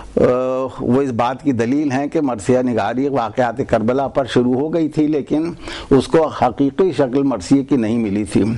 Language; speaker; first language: Urdu; native; Urdu